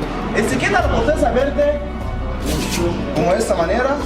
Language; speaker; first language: Spanish; non-native, learner; Arabic